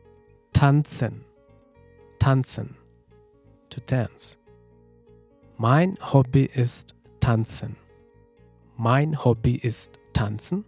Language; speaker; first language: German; non-native, fluent; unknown